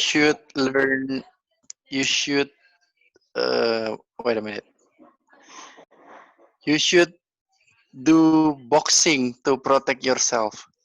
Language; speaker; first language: English; non-native, learner; Indonesian